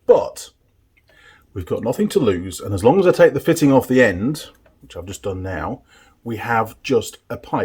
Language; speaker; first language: English; native; English